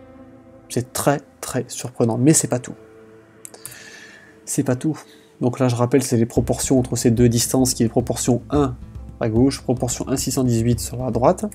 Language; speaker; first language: French; native; French